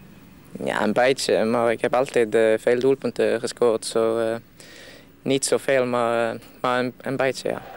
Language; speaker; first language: Dutch; non-native, learner; Norwegian